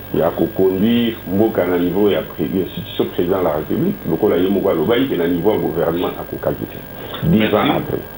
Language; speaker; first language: Lingala; non-native, local second language; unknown